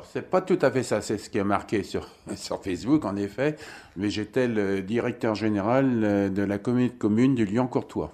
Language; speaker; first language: French; native; French